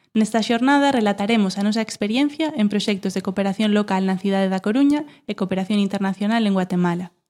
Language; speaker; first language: Galician; non-native, local second language; Spanish